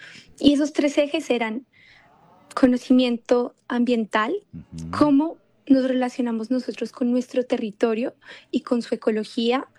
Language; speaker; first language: Spanish; native; Spanish